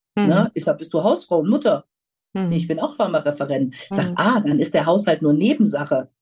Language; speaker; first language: German; native; German